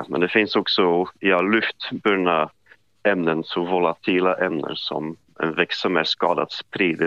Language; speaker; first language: Swedish; non-native, fluent; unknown